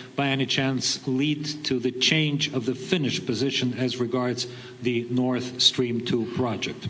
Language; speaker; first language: English; non-native, fluent; Ukrainian